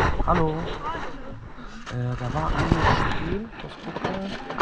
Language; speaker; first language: German; non-native, learner; Turkish